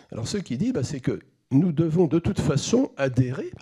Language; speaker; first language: French; native; French